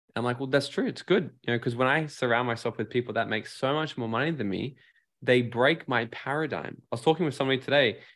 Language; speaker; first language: English; native; English